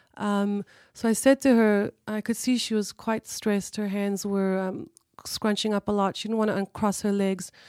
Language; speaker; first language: English; early bilingual, other home language; Hebrew